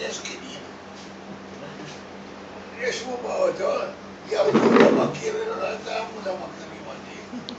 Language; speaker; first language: Hebrew; non-native, learner; Arabic